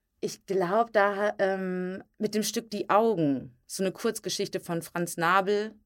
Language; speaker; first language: German; native; German